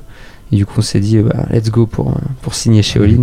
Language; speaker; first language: French; native; French